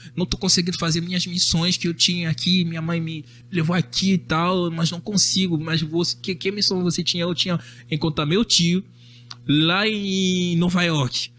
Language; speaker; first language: Portuguese; non-native, fluent; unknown